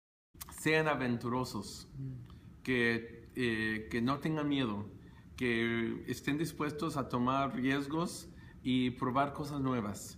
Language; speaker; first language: Spanish; early bilingual, heritage; Spanish